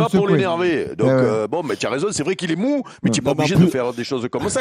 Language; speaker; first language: French; native; French